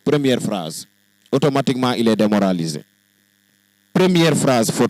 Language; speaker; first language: French; non-native, local second language; Wolof